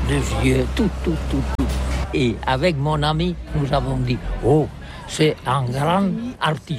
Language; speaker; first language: French; non-native, learner; Catalan